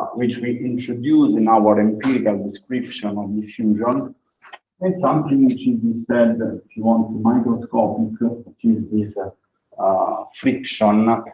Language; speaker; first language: English; non-native, fluent; Italian